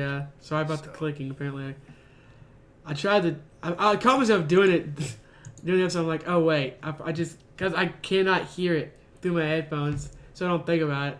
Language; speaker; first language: English; native; English